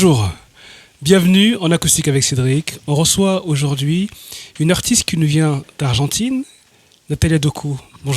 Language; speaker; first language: French; native; French